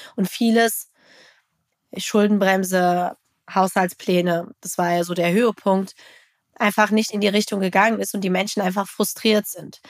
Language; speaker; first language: German; native; German